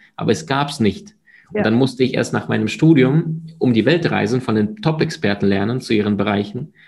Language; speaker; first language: German; early bilingual, other home language; Russian